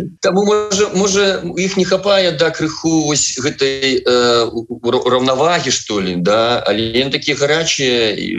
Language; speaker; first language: Belarusian; non-native, local second language; Russian